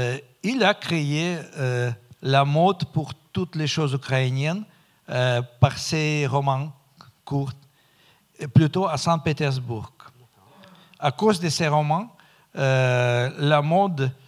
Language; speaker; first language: French; non-native, fluent; Russian